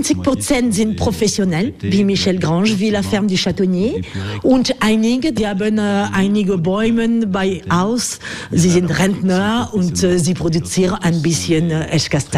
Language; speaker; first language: German; non-native, learner; French